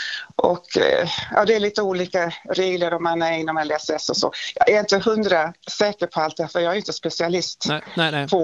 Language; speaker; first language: Swedish; native; Swedish